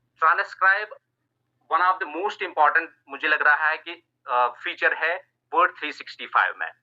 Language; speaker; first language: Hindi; non-native, local second language; Kashmiri